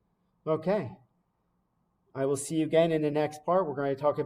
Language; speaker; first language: English; native; English